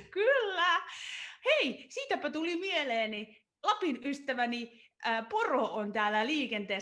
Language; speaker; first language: Finnish; native; Finnish